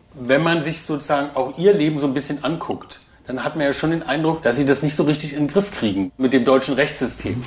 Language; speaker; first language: German; native; German